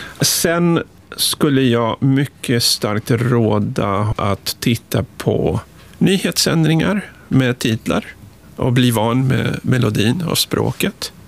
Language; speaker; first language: Swedish; non-native, fluent; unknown